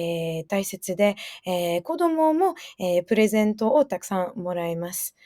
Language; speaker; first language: Japanese; non-native, fluent; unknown